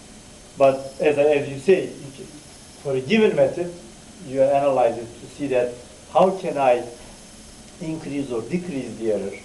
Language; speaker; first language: English; non-native, fluent; Turkish